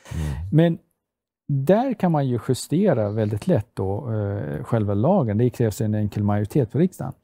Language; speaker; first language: Swedish; non-native, fluent; Persian